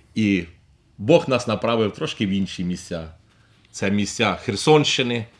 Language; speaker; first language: Ukrainian; native; Ukrainian